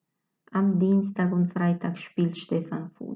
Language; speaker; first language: German; non-native, fluent; Croatian